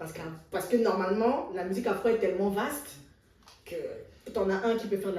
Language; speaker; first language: French; native; French